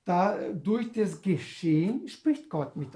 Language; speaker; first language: German; non-native, learner; Portuguese